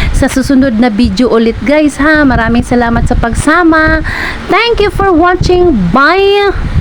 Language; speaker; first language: Filipino; non-native, local second language; Cebuano